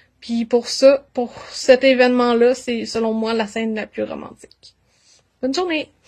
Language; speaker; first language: French; native; French